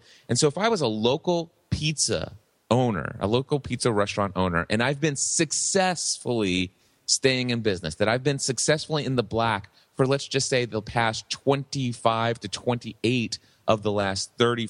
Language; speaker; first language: English; native; English